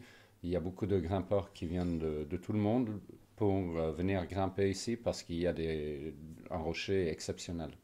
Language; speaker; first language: French; non-native, fluent; Swedish